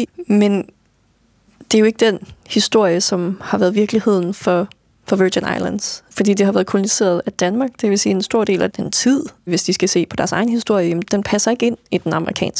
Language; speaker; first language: Danish; native; Danish